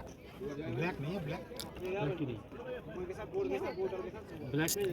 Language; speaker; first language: Hindi; non-native, local second language; Kashmiri